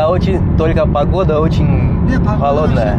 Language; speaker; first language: Russian; non-native, learner; Portuguese